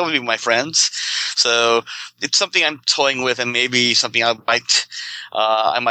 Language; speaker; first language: English; non-native, local second language; Filipino